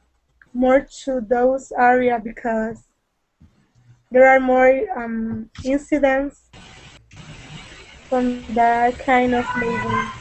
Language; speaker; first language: English; non-native, learner; Spanish